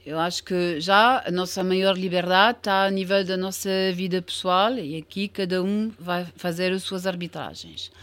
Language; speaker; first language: Portuguese; non-native, fluent; French